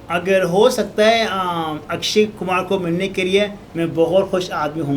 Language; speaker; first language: Hindi; non-native, learner; Arabic